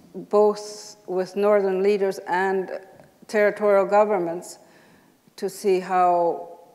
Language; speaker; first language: English; native; English